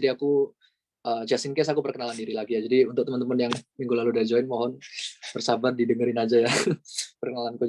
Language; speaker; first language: Indonesian; native; Indonesian